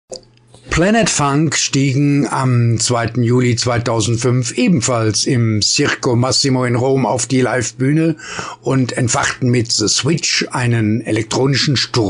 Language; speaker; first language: German; native; German